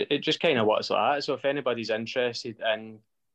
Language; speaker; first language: English; native; English